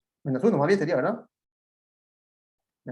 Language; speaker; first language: Spanish; native; Spanish